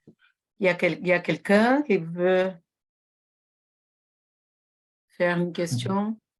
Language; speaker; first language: French; non-native, fluent; Portuguese